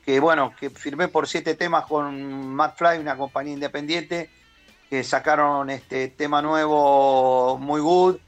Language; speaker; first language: Spanish; native; Spanish